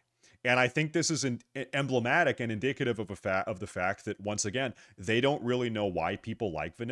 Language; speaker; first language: English; native; English